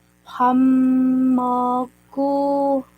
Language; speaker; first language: Korean; non-native, learner; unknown